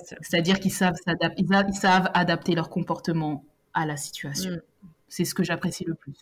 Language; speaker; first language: French; native; French